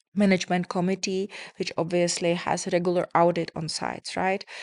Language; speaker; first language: English; non-native, fluent; Czech